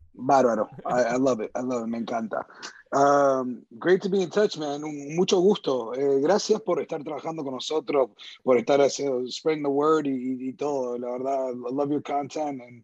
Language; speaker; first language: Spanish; early bilingual, heritage; Spanish